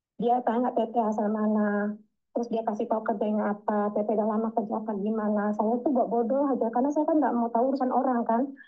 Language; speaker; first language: Indonesian; native; Indonesian